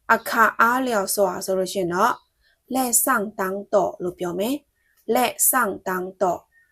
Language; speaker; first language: Burmese; non-native, local second language; Shan